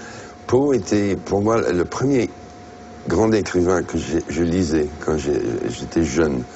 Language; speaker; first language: French; non-native, fluent; English